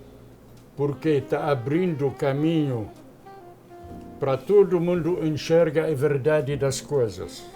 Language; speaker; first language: Portuguese; non-native, fluent; Arabic